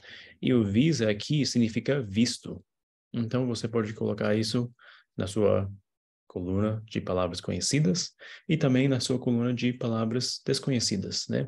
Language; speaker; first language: Portuguese; non-native, fluent; English